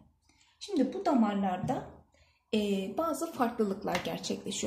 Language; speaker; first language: Turkish; native; Turkish